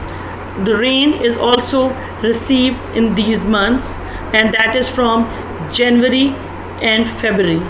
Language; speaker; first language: English; non-native, local second language; Urdu